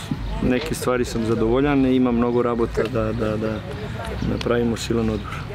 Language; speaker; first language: Bulgarian; non-native, learner; Serbian